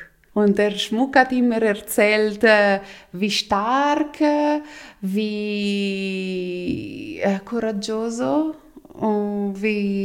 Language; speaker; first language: German; non-native, local second language; Italian